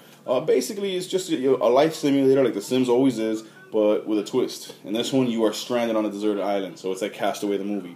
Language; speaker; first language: English; native; English